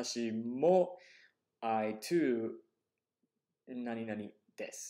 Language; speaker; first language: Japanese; non-native, fluent; English